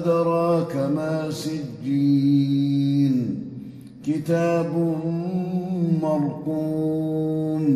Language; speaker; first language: Arabic; native; Arabic